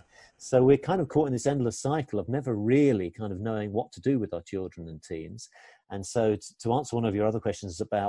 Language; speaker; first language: English; native; English